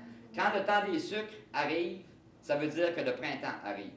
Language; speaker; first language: French; native; French